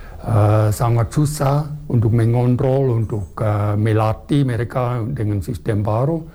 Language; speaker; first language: Indonesian; non-native, fluent; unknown